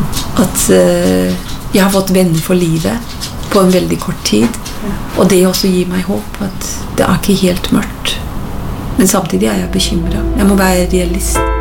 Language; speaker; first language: Norwegian; non-native, fluent; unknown